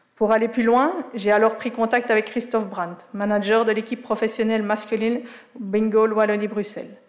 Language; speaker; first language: French; native; French